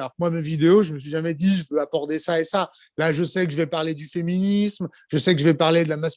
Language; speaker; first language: French; native; French